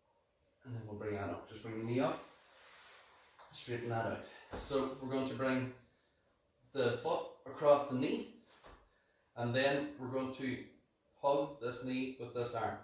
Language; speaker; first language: English; native; English